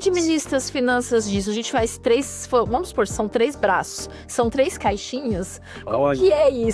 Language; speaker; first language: Portuguese; native; Portuguese